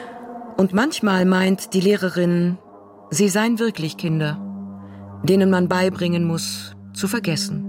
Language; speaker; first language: German; non-native, fluent; Russian